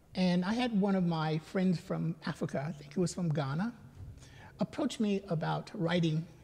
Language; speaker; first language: English; native; English